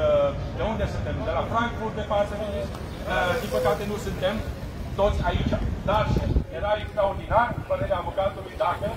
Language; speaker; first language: Romanian; native; Romanian